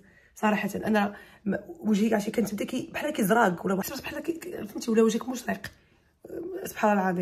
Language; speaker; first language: Arabic; native; Arabic